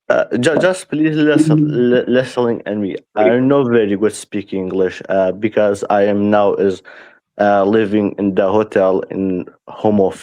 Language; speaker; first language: English; non-native, learner; Persian